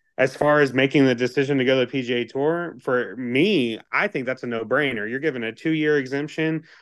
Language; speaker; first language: English; native; English